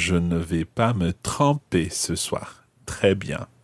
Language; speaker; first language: French; non-native, fluent; English